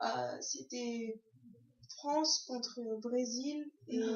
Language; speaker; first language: French; early bilingual, other home language; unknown